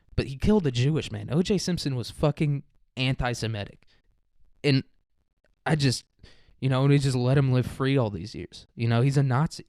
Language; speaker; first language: English; native; English